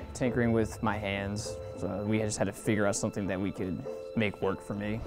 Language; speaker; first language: English; native; English